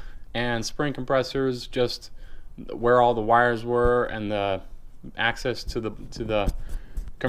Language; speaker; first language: English; native; English